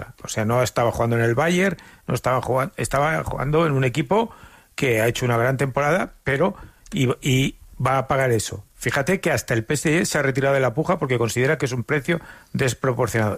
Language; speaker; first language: Spanish; native; Spanish